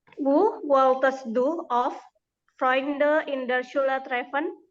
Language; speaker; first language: German; non-native, learner; Indonesian